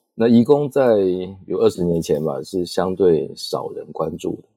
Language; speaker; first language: Chinese; native; Chinese